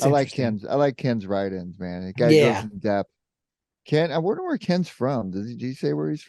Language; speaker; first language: English; native; English